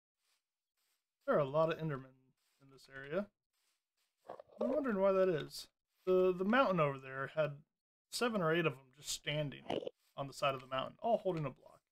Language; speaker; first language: English; native; English